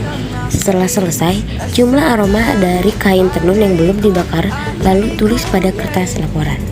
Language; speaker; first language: Indonesian; native; Indonesian